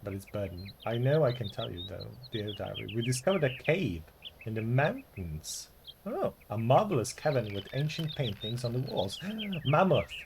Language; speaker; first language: English; non-native, fluent; Slovak